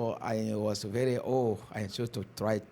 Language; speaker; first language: English; non-native, learner; Bambara